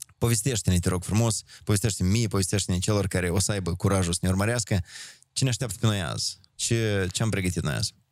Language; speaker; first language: Romanian; native; Romanian